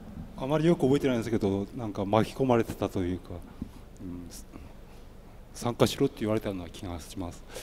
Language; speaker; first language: Japanese; native; Japanese